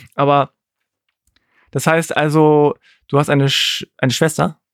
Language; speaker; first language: German; native; German